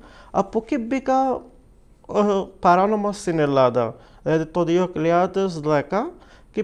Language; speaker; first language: Greek; non-native, fluent; Arabic